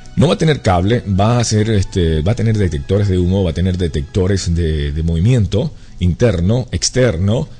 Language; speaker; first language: Spanish; native; Spanish